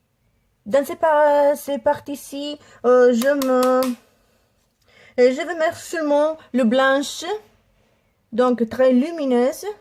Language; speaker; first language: French; non-native, learner; Italian